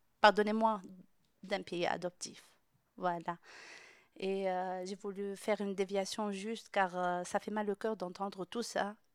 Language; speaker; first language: French; non-native, local second language; Arabic